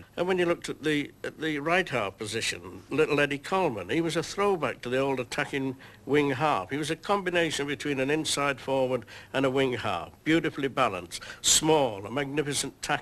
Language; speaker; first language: English; native; English